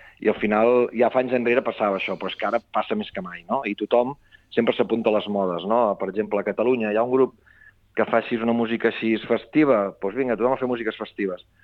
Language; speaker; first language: Catalan; native; Catalan